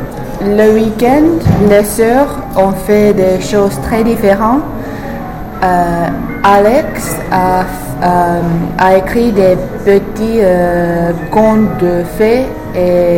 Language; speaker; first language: French; non-native, fluent; English